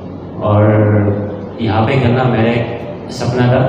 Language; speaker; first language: Hindi; non-native, local second language; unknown